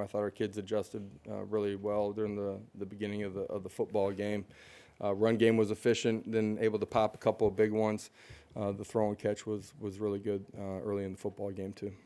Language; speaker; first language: English; native; English